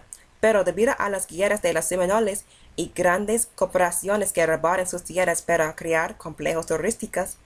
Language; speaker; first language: Spanish; non-native, learner; English